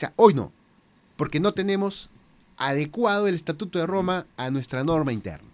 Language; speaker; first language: Spanish; native; Spanish